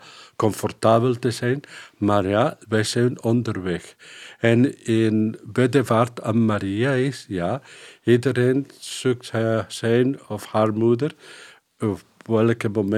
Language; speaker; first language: Dutch; non-native, fluent; Spanish